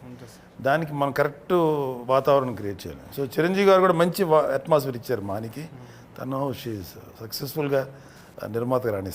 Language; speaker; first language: Telugu; native; Telugu